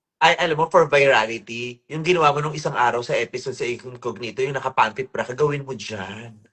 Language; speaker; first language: Filipino; native; Filipino